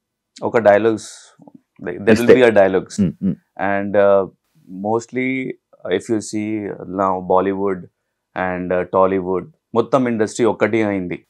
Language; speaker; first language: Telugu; non-native, local second language; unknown